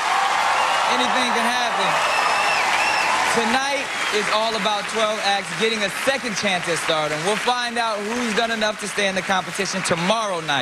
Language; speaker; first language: English; native; English